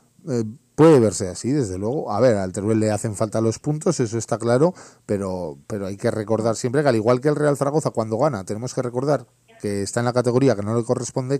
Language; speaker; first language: Spanish; native; Spanish